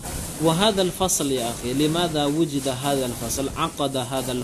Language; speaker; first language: Arabic; non-native, fluent; Indonesian